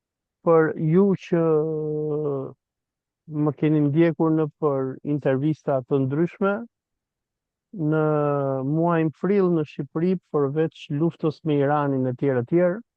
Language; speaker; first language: Albanian; native; Albanian